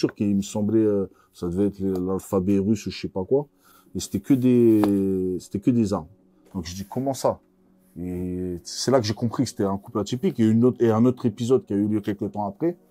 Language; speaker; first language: French; native; French